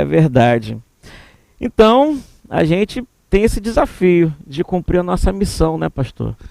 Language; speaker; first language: Portuguese; native; Portuguese